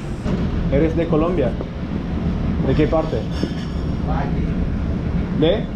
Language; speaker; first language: Spanish; non-native, fluent; English